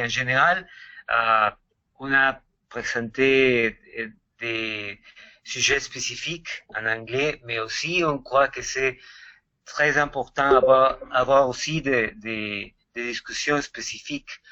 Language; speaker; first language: French; non-native, fluent; Spanish